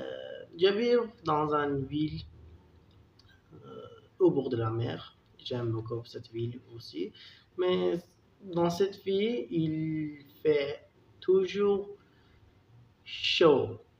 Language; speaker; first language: French; non-native, learner; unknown